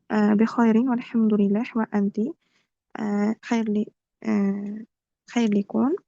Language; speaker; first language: Arabic; non-native, learner; Uzbek